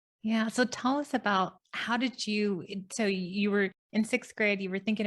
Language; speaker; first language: English; native; English